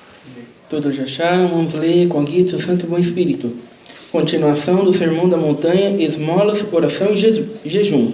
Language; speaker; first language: Portuguese; native; Portuguese